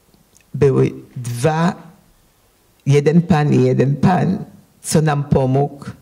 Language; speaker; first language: Polish; early bilingual, heritage; Polish